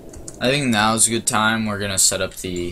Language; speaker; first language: English; native; English